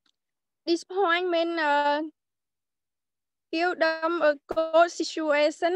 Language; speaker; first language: English; non-native, learner; Khmer